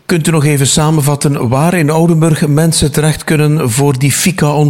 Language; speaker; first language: Dutch; native; Dutch